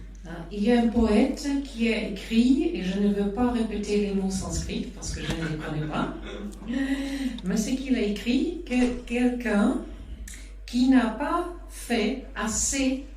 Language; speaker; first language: French; non-native, fluent; German